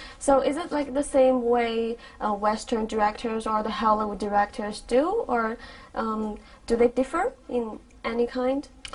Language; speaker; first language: English; non-native, fluent; Chinese